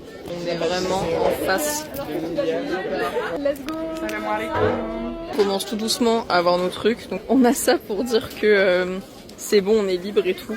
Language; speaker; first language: French; native; French